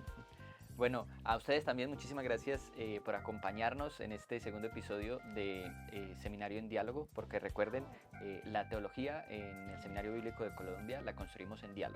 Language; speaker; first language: Spanish; native; Spanish